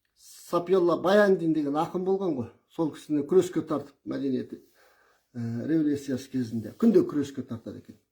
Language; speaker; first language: Kazakh; early bilingual, heritage; Kazakh